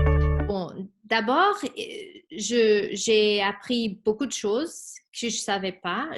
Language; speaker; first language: French; non-native, fluent; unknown